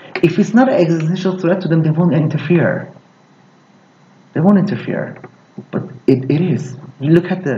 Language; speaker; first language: English; early bilingual, other home language; Persian